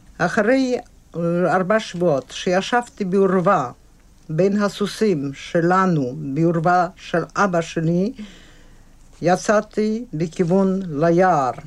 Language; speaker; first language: Hebrew; non-native, fluent; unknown